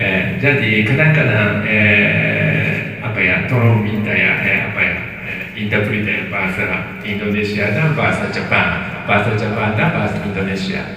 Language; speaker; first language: Indonesian; non-native, learner; Japanese